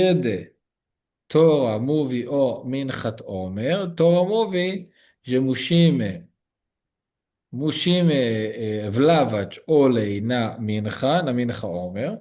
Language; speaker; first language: Polish; non-native, learner; Hebrew